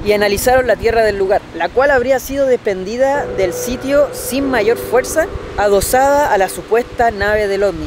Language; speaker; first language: Spanish; native; Spanish